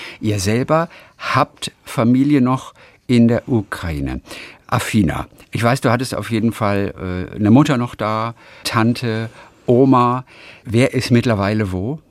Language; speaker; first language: German; native; German